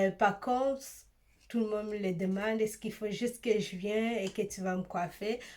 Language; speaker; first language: French; early bilingual, other home language; Swahili